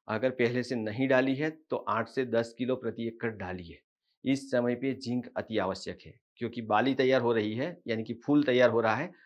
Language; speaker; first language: Hindi; non-native, local second language; Marathi